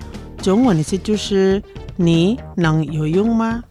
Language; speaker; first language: Chinese; non-native, fluent; Indonesian